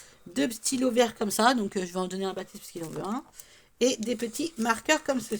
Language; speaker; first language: French; native; French